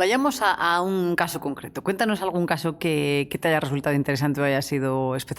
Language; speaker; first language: Spanish; native; Spanish